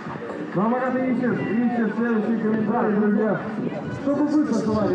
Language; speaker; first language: Russian; native; Russian